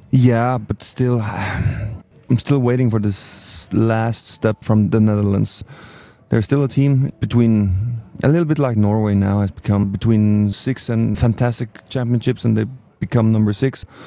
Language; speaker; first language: English; non-native, fluent; Norwegian